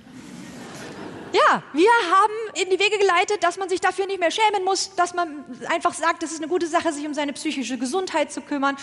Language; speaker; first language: German; native; German